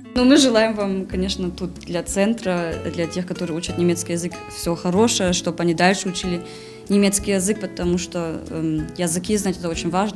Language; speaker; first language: Russian; early bilingual, heritage; Russian